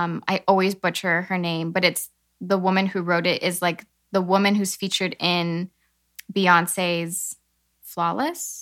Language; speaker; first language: English; native; English